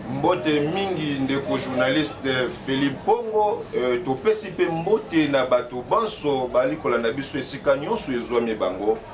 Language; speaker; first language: Lingala; native; Lingala